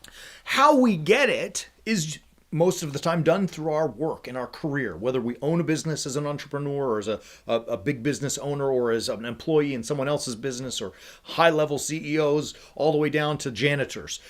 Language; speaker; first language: English; native; English